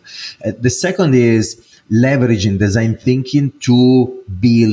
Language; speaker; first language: English; non-native, fluent; Italian